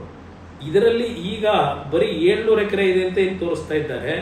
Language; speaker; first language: Kannada; native; Kannada